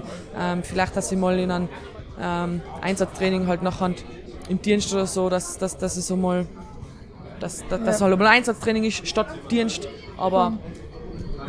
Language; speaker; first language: German; native; German